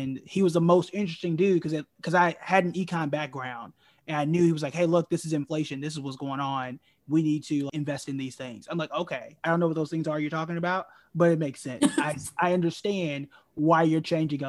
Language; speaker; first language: English; native; English